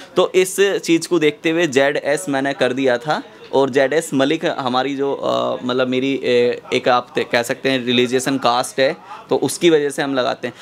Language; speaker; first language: Hindi; native; Hindi